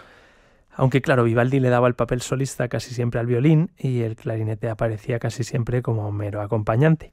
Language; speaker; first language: Spanish; native; Spanish